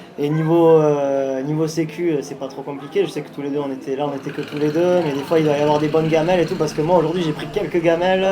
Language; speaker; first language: French; native; French